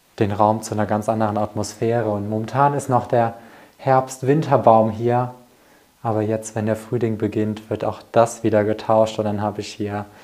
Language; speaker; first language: German; native; German